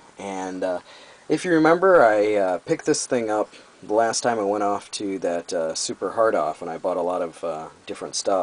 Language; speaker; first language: English; native; English